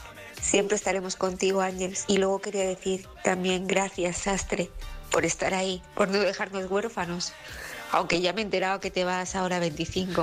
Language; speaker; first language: Spanish; native; Spanish